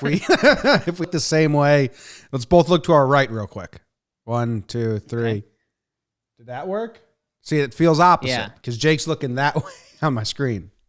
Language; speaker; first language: English; native; English